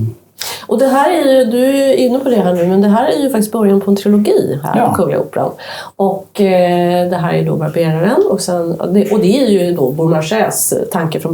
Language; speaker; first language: Swedish; native; Swedish